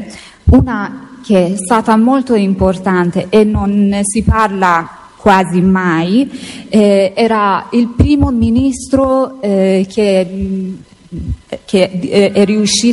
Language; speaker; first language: Italian; non-native, fluent; Persian